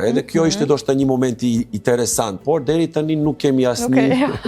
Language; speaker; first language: Albanian; non-native, learner; Serbian